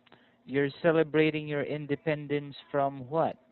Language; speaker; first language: English; non-native, fluent; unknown